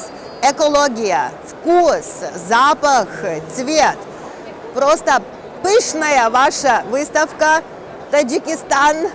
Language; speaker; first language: Russian; non-native, fluent; Lithuanian